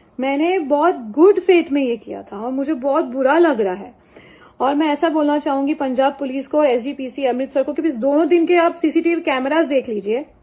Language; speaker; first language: Hindi; non-native, local second language; Gujarati